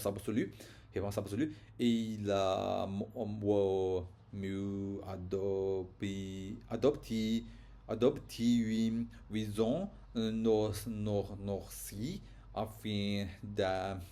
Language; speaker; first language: French; non-native, learner; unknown